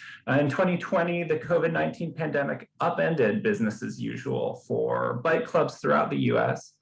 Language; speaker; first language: English; native; English